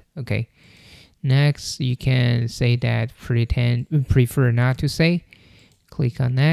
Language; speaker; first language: English; non-native, fluent; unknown